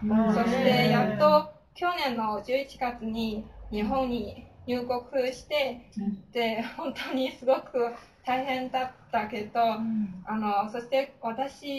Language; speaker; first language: Japanese; non-native, fluent; Chinese